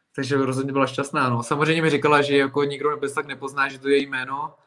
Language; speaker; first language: Czech; native; Czech